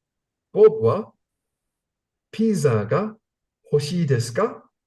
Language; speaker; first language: Japanese; non-native, learner; English